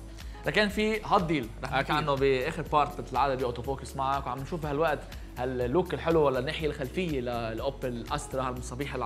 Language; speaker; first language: Arabic; native; Arabic